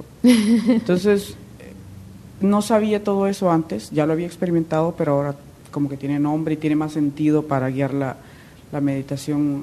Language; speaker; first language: Spanish; native; Spanish